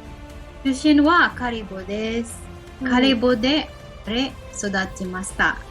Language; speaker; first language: Japanese; non-native, local second language; Filipino